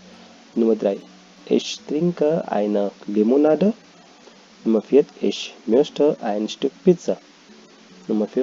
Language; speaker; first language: German; non-native, fluent; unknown